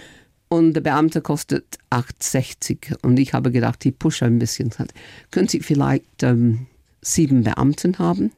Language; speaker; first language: German; non-native, fluent; English